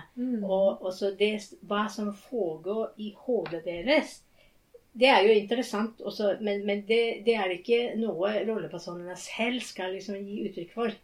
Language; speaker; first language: Norwegian; non-native, fluent; Japanese